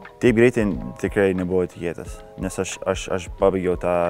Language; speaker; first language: Lithuanian; early bilingual, heritage; Lithuanian